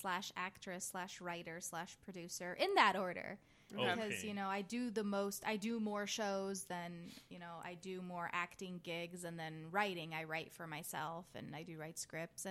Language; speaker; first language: English; native; English